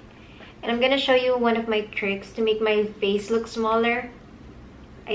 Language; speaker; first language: English; non-native, local second language; Filipino